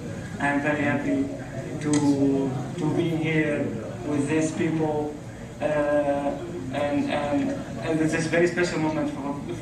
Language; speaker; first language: English; non-native, learner; Arabic